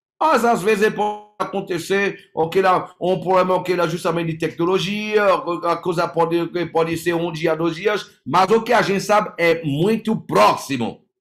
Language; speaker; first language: Portuguese; non-native, fluent; French